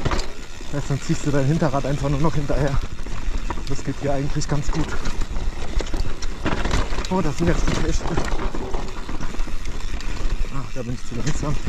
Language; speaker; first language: German; native; German